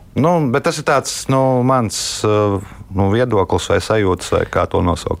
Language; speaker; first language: Latvian; native; Latvian